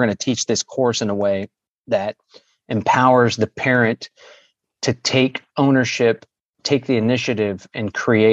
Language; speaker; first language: English; native; English